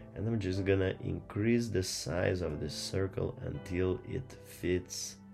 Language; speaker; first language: English; non-native, fluent; Portuguese